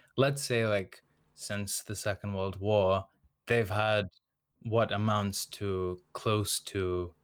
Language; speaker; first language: English; non-native, local second language; Serbian